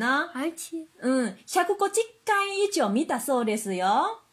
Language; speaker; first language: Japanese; non-native, fluent; Chinese